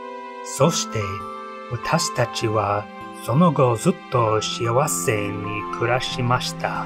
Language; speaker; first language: Japanese; non-native, learner; English